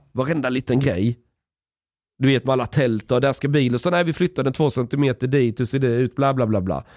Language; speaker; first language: Swedish; native; Swedish